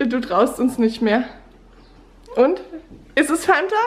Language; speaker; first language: German; native; German